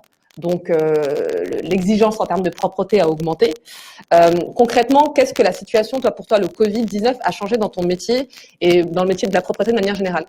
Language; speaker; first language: French; native; French